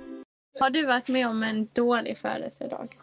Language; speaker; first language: Swedish; native; Swedish